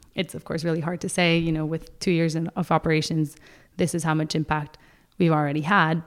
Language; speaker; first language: English; non-native, fluent; Spanish